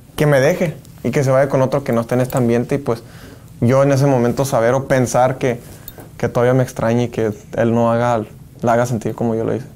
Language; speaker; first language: Spanish; early bilingual, heritage; Spanish